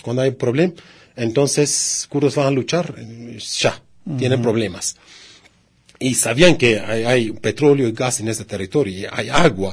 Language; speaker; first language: Spanish; non-native, learner; Kurdish